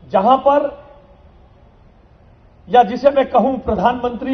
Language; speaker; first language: Hindi; native; Hindi